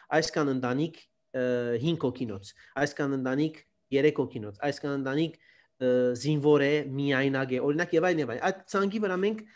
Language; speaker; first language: Armenian; early bilingual, heritage; Armenian